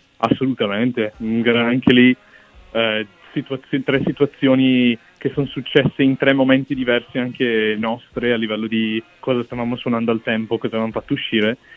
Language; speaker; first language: Italian; early bilingual, other home language; English